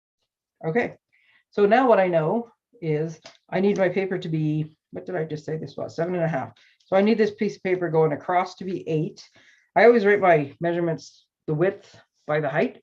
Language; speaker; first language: English; native; English